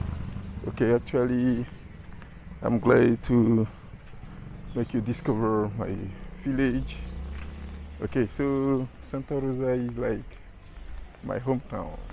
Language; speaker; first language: English; non-native, fluent; French